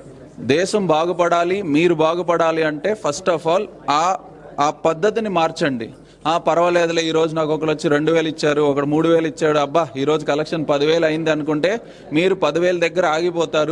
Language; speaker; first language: Telugu; native; Telugu